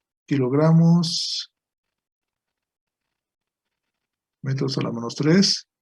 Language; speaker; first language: Spanish; native; Spanish